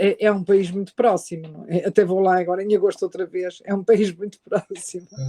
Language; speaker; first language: Portuguese; native; Portuguese